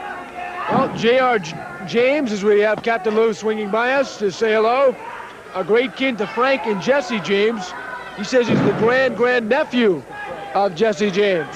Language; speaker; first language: English; native; English